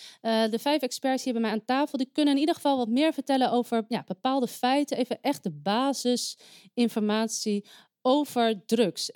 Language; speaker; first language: Dutch; native; Dutch